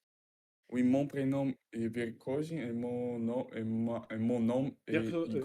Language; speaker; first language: French; non-native, learner; Russian